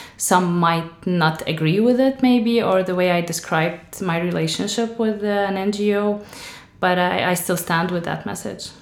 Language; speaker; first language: English; non-native, fluent; Arabic